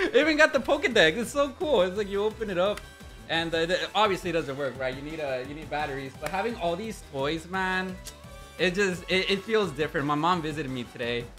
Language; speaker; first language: English; non-native, fluent; Spanish